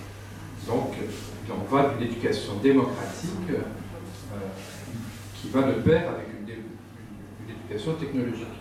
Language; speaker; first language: French; native; French